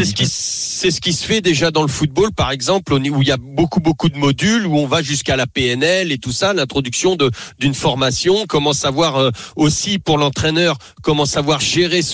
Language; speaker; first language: French; native; French